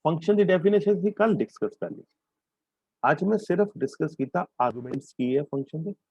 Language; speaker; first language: Hindi; non-native, local second language; Punjabi